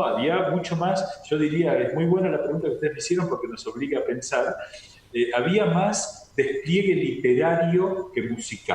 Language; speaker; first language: Spanish; native; Spanish